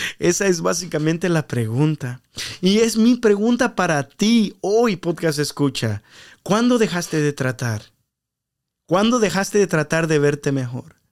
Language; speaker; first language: Spanish; early bilingual, heritage; Spanish